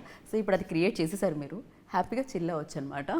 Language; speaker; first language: Telugu; native; Telugu